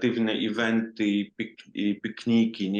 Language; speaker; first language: Polish; non-native, fluent; Ukrainian